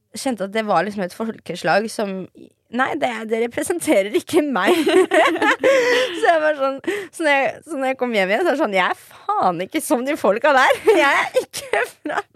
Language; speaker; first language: Norwegian; early bilingual, other home language; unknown